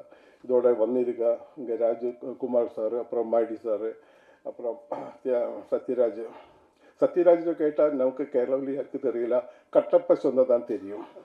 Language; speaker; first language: Tamil; non-native, learner; Malayalam